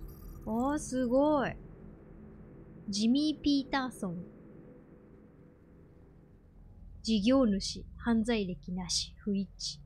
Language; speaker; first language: Japanese; native; Japanese